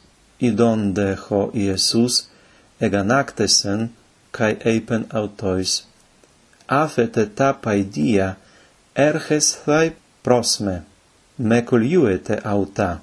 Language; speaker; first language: Greek; non-native, fluent; Ukrainian